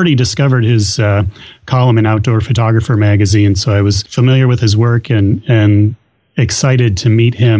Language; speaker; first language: English; native; English